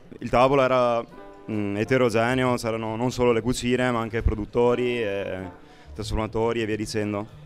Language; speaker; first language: Italian; native; Italian